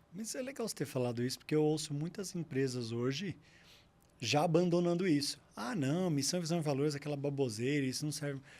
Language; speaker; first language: Portuguese; native; Portuguese